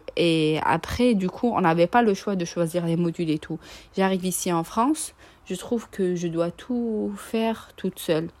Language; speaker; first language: French; non-native, local second language; Arabic